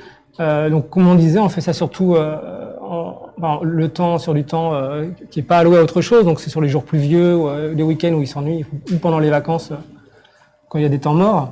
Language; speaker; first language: French; native; French